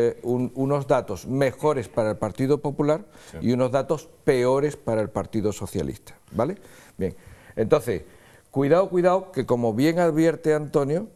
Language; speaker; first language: Spanish; native; Spanish